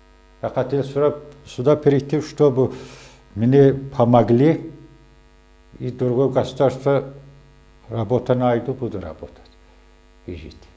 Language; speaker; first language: Russian; non-native, local second language; Azerbaijani